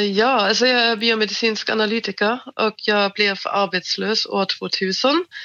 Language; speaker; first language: Swedish; non-native, fluent; German